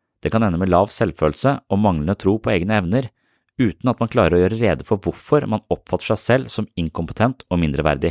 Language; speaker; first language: Norwegian; native; Norwegian